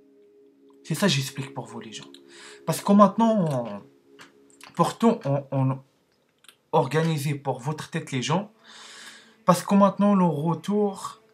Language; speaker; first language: French; non-native, learner; Arabic